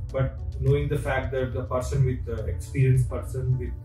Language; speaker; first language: English; non-native, local second language; Telugu